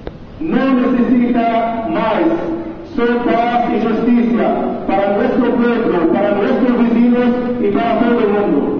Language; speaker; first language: Spanish; non-native, learner; Arabic